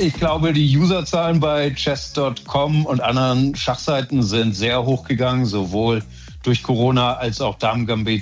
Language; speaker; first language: German; native; German